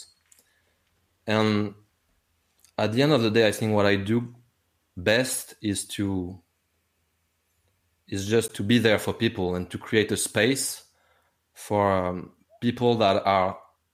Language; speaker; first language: English; non-native, fluent; French